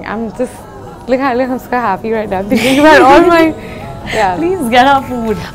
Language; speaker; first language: English; native; English